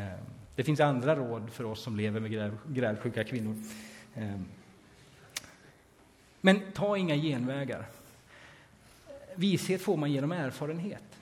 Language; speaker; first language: Swedish; native; Swedish